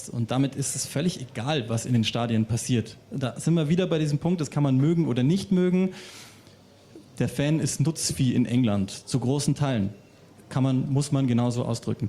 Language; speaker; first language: German; native; German